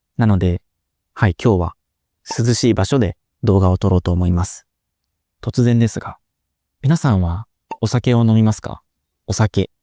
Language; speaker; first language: Japanese; native; Japanese